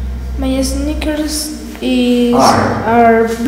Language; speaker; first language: English; non-native, learner; Spanish